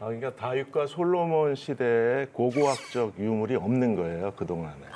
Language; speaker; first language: Korean; native; Korean